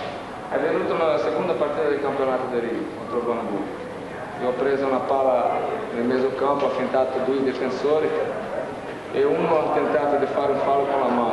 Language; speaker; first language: Italian; non-native, fluent; Portuguese